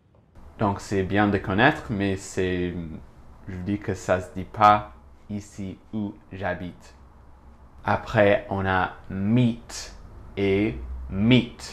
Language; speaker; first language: French; non-native, fluent; English